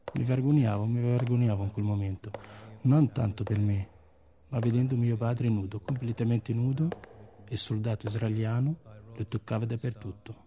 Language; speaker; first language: Italian; non-native, fluent; Arabic